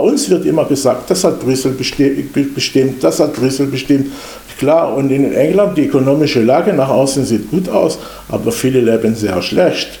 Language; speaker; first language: German; non-native, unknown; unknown